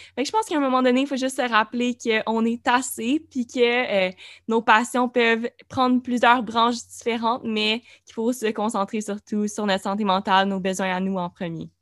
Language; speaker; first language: French; native; French